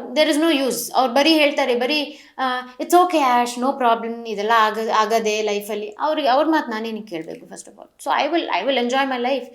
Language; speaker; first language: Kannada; non-native, local second language; Malayalam